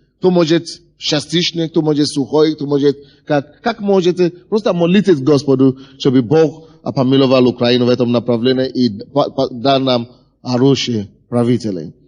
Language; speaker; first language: Russian; non-native, fluent; Yoruba